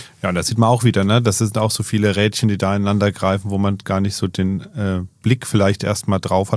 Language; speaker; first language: German; native; German